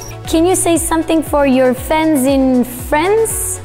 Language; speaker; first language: English; non-native, fluent; Romanian